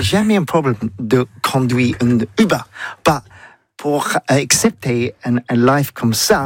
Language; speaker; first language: French; non-native, learner; English